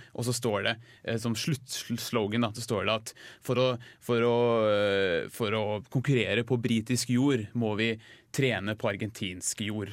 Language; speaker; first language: Norwegian; native; Norwegian